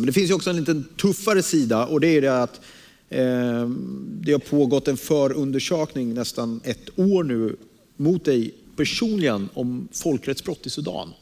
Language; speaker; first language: Swedish; native; Swedish